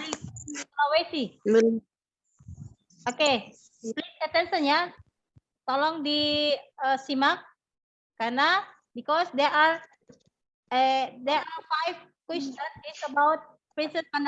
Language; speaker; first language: English; non-native, learner; Indonesian